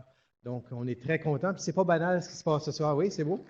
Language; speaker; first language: French; native; French